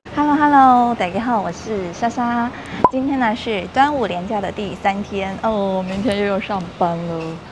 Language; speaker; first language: Chinese; native; Chinese